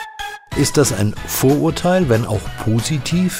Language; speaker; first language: German; native; German